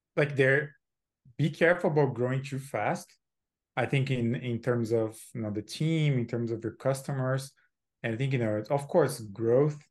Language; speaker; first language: English; non-native, fluent; Portuguese